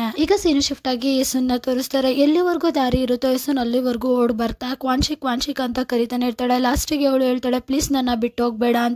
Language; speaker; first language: Kannada; native; Kannada